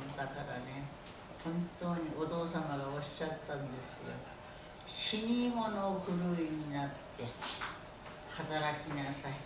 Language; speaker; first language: Japanese; non-native, fluent; Korean